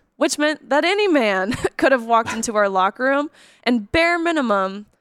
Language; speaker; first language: English; native; English